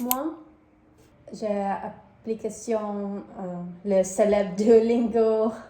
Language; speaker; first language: French; non-native, learner; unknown